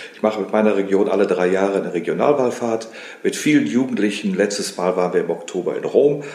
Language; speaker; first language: German; native; German